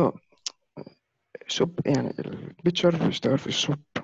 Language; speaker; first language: English; non-native, learner; Arabic